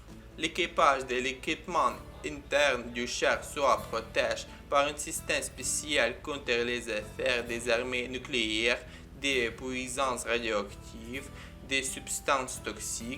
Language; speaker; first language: French; non-native, learner; Ukrainian